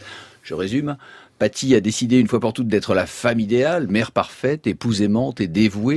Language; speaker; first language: French; native; French